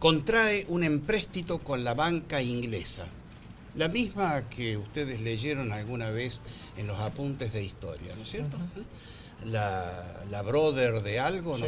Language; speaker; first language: Spanish; native; Spanish